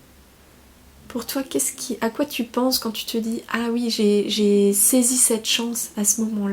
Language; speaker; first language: French; native; French